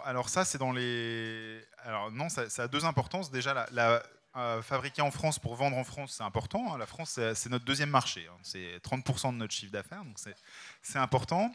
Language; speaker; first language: French; native; French